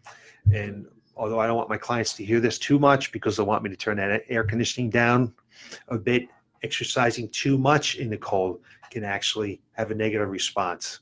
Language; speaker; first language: English; native; English